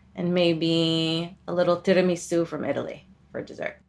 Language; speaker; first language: English; native; English